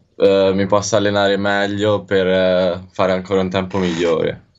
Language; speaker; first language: Italian; native; Italian